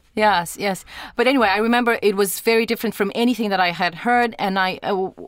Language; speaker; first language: English; non-native, fluent; Portuguese